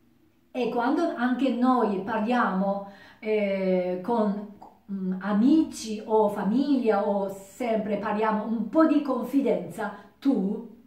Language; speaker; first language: Italian; non-native, learner; Japanese